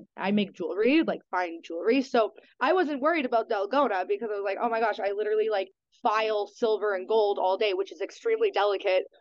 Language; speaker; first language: English; native; English